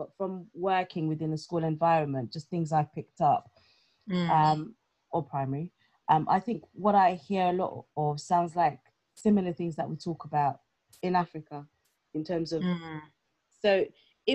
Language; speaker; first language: English; non-native, local second language; Yoruba